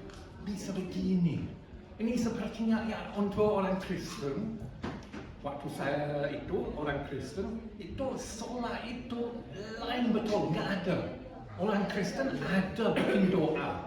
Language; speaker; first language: Indonesian; non-native, fluent; English